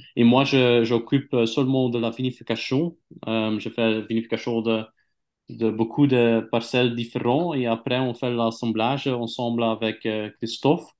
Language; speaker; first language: French; non-native, local second language; Dutch